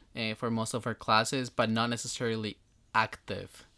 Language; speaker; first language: English; non-native, fluent; Spanish